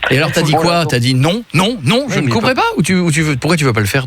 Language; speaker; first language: French; native; French